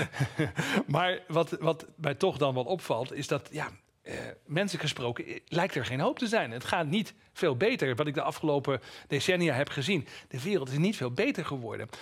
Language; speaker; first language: Dutch; native; Dutch